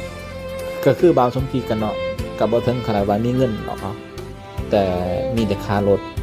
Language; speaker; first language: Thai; non-native, local second language; Lao